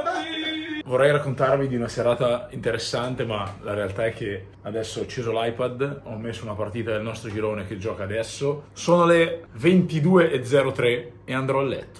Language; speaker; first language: Italian; native; Italian